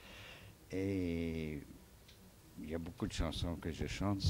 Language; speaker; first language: French; non-native, fluent; English